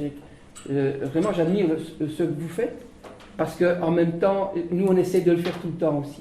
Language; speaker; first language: French; native; French